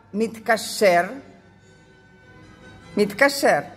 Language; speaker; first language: Hebrew; non-native, fluent; Russian